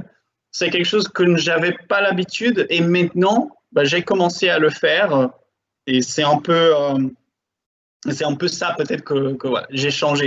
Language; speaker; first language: French; non-native, fluent; Portuguese